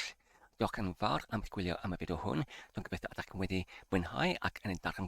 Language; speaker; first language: Welsh; non-native, learner; English